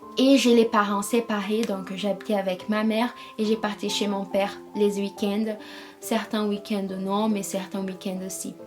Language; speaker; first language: French; non-native, fluent; Portuguese